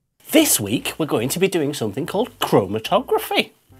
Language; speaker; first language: English; native; English